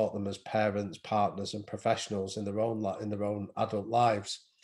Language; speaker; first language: English; native; English